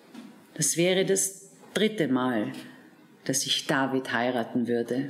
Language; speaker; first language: German; native; German